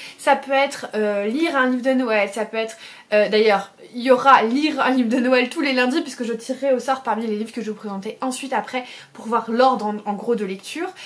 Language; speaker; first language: French; native; French